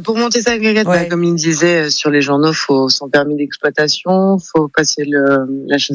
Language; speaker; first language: French; native; French